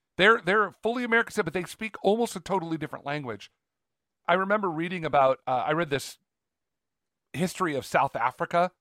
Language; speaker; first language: English; native; English